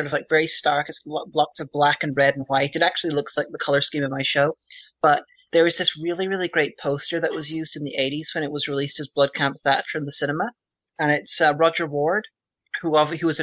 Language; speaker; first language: English; native; English